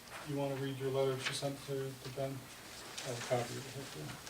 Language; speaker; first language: English; native; English